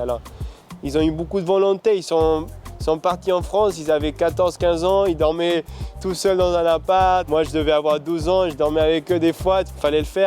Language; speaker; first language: French; early bilingual, heritage; French